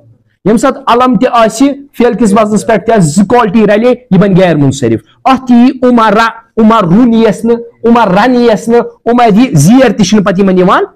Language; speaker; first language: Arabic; non-native, fluent; Kashmiri